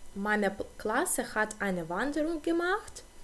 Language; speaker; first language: German; non-native, fluent; Ukrainian